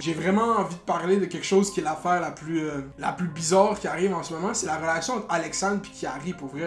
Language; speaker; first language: French; native; French